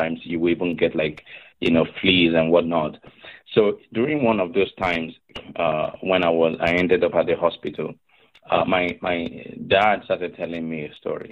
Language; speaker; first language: English; non-native, local second language; Igbo